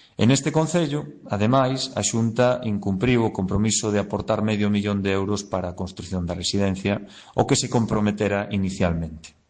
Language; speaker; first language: Galician; native; Galician